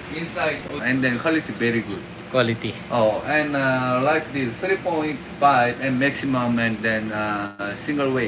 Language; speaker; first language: English; non-native, learner; Korean